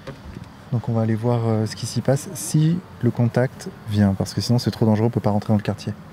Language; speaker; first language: French; native; French